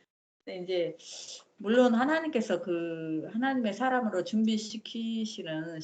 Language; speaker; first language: Korean; native; Korean